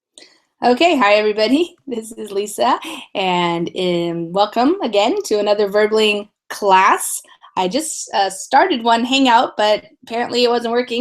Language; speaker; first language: English; non-native, fluent; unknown